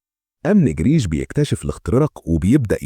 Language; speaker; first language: Arabic; native; Arabic